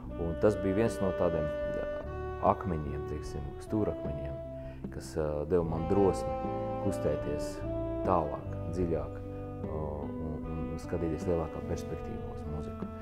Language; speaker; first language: Latvian; non-native, local second language; Russian